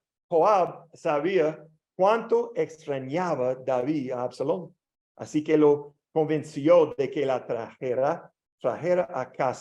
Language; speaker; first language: Spanish; non-native, learner; English